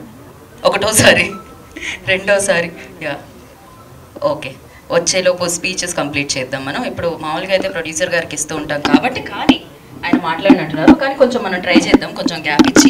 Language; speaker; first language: Telugu; native; Telugu